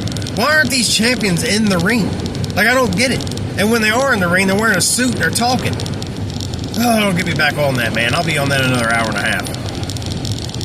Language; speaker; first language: English; native; English